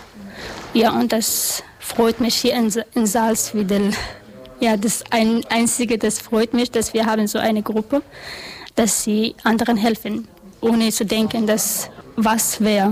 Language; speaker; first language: German; non-native, learner; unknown